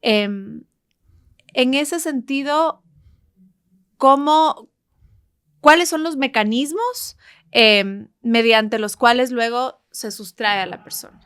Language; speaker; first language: Spanish; native; Spanish